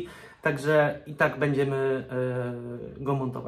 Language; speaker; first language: Polish; native; Polish